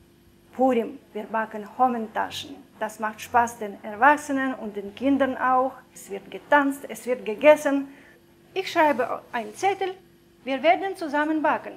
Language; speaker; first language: German; non-native, fluent; Russian